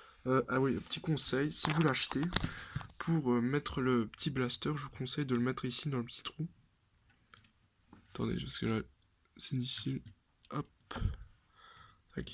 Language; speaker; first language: French; native; French